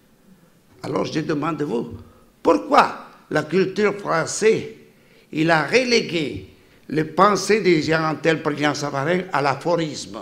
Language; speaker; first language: French; non-native, fluent; Italian